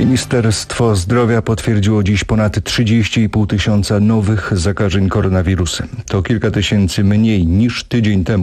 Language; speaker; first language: Polish; native; Polish